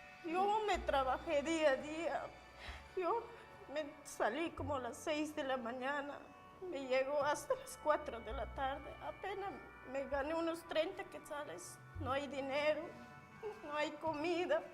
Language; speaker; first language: Spanish; non-native, local second language; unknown